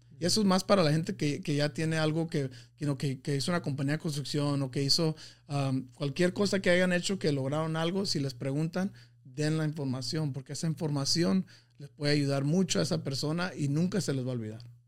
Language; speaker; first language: Spanish; early bilingual, heritage; Spanish